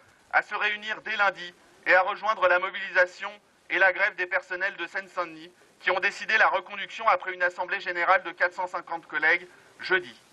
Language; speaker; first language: French; native; French